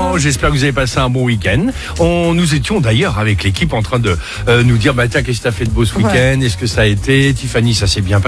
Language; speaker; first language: French; native; French